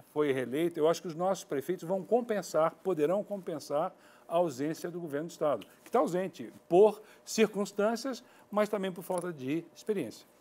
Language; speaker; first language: Portuguese; native; Portuguese